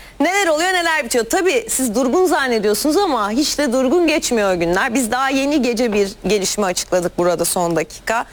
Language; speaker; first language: Turkish; native; Turkish